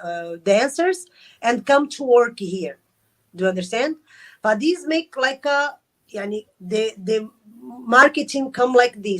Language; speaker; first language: English; non-native, learner; Arabic